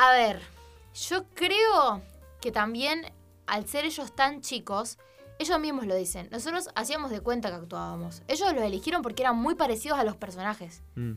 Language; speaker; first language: Spanish; native; Spanish